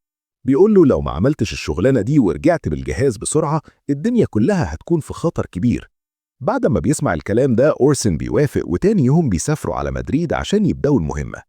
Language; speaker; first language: Arabic; native; Arabic